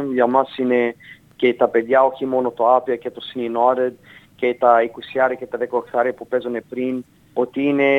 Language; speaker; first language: Greek; early bilingual, heritage; Greek